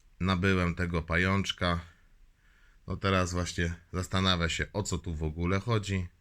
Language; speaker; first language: Polish; native; Polish